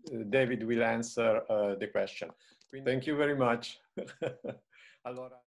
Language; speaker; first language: English; non-native, fluent; Italian